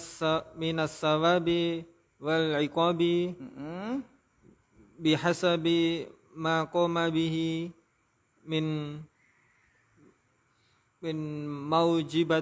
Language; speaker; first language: Arabic; non-native, learner; Indonesian